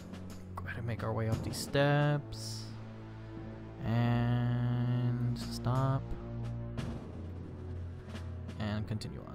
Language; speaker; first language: English; native; English